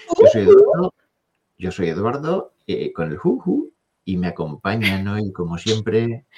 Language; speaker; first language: Spanish; native; Spanish